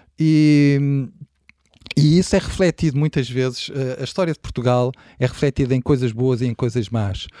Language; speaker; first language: Portuguese; native; Portuguese